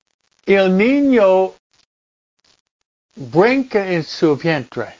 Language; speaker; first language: Spanish; non-native, fluent; English